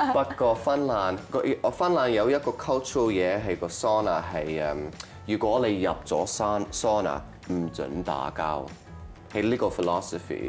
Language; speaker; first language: Cantonese; non-native, local second language; French